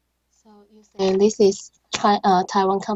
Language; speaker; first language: English; non-native, learner; Chinese